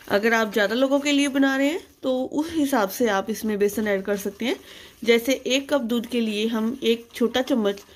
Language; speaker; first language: Hindi; non-native, local second language; Punjabi